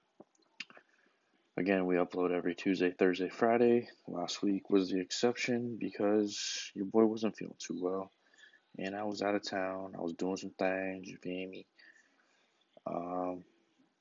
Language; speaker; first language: English; native; English